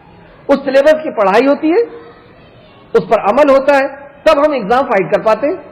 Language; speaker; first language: Urdu; native; Urdu